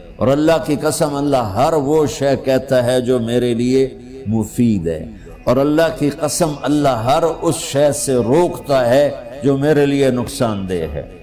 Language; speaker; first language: Urdu; non-native, local second language; Punjabi